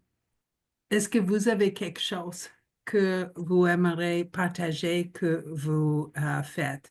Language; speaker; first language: French; non-native, local second language; English